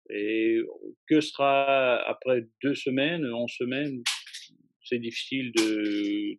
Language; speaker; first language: French; non-native, fluent; Russian